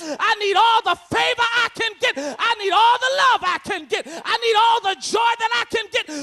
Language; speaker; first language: English; native; English